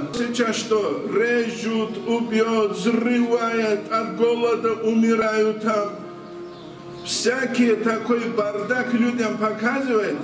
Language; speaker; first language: Russian; non-native, local second language; Avaric